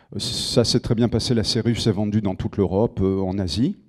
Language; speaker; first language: French; native; French